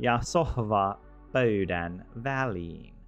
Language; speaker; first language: Finnish; non-native, learner; English